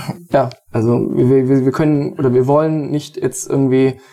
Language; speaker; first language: German; native; German